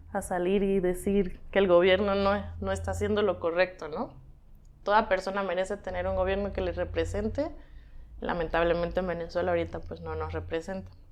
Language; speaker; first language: Spanish; native; Spanish